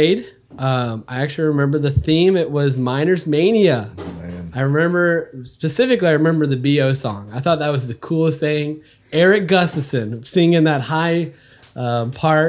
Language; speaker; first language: English; native; English